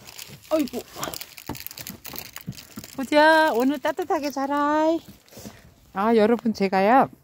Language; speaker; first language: Korean; native; Korean